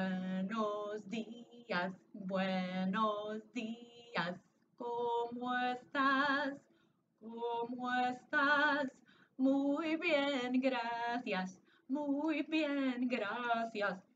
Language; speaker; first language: Spanish; non-native, fluent; English